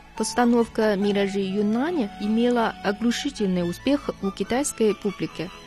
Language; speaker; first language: Russian; non-native, fluent; Chinese